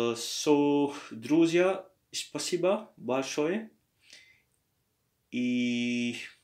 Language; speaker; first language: Russian; non-native, learner; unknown